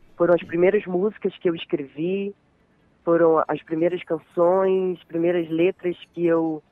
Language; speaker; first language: Portuguese; native; Portuguese